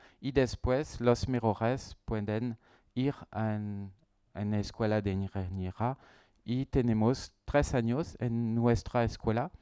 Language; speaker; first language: Spanish; non-native, learner; French